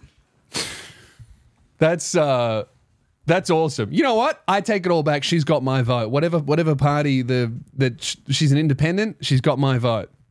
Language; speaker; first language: English; native; English